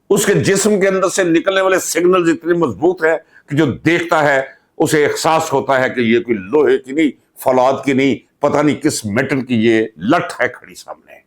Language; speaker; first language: Urdu; non-native, local second language; Punjabi